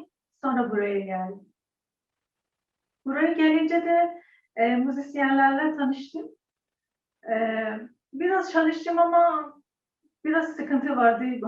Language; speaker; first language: Turkish; non-native, learner; Persian